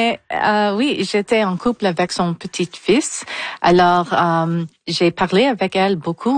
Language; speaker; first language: French; non-native, fluent; English